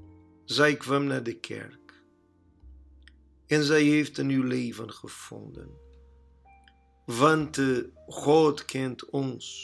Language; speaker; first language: Dutch; non-native, learner; Portuguese